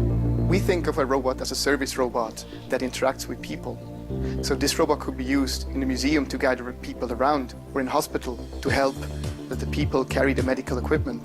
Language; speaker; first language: English; non-native, fluent; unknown